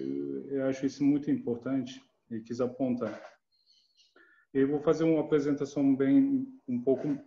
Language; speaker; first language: Portuguese; non-native, learner; Turkish